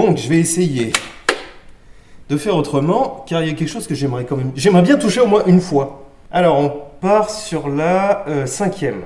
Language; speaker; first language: French; native; French